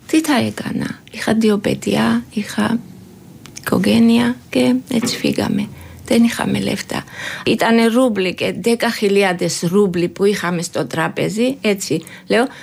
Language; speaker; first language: Greek; non-native, learner; Georgian